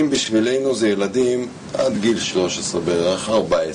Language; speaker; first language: Hebrew; non-native, fluent; Russian